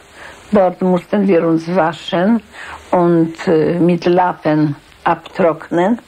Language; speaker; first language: German; non-native, fluent; Polish